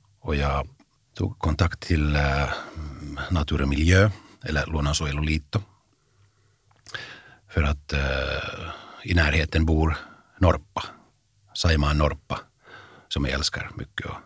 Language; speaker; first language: Swedish; non-native, fluent; Finnish